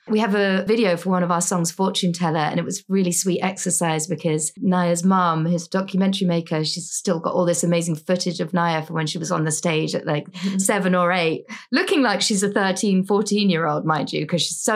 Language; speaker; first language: English; native; English